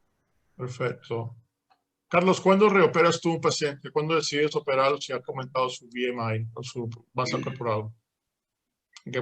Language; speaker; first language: Spanish; native; Spanish